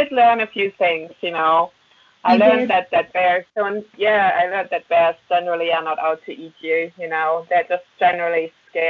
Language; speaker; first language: English; non-native, fluent; German